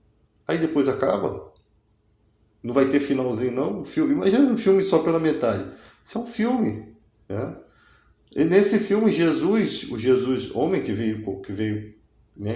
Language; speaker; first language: Portuguese; native; Portuguese